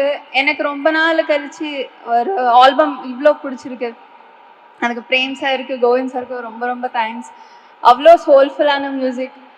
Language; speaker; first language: Tamil; non-native, fluent; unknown